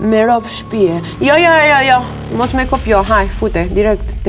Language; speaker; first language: Albanian; early bilingual, heritage; Albanian